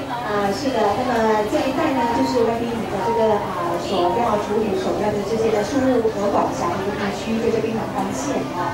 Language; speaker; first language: Chinese; native; Chinese